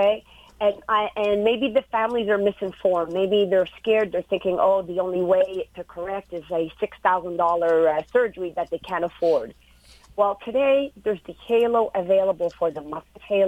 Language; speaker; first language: English; native; English